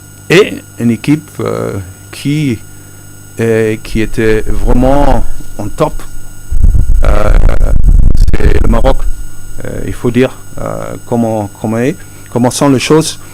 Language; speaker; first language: French; non-native, fluent; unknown